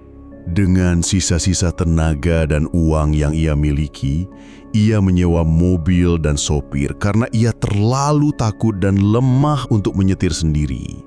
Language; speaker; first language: Indonesian; native; Indonesian